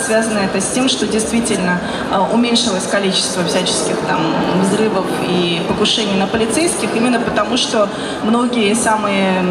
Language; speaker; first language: Russian; native; Russian